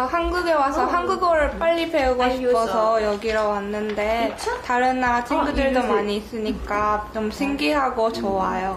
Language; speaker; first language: Korean; non-native, learner; Japanese